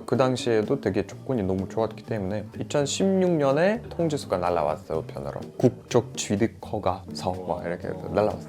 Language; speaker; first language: Korean; non-native, fluent; Russian